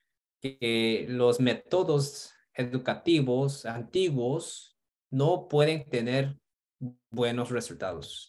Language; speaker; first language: Spanish; non-native, fluent; Korean